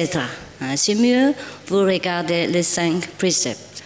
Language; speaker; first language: French; non-native, learner; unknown